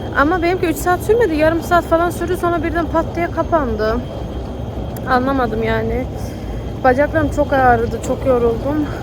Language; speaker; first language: Turkish; early bilingual, heritage; Turkish